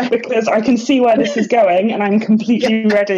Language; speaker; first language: English; native; English